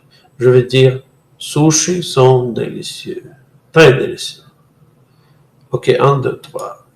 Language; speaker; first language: French; non-native, fluent; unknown